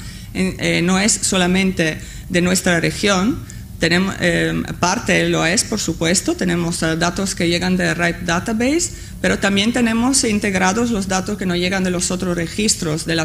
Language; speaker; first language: Spanish; non-native, fluent; Italian